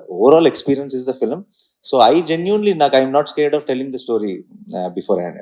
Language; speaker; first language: Telugu; native; Telugu